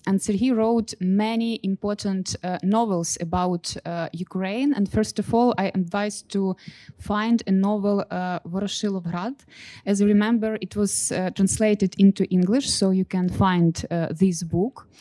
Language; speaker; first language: English; non-native, fluent; Ukrainian